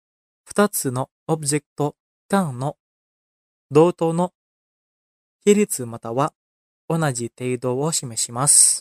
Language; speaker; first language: Japanese; non-native, fluent; Indonesian